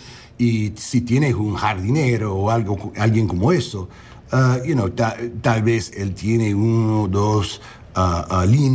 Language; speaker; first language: Spanish; non-native, learner; English